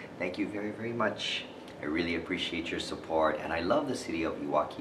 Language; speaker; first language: English; native; English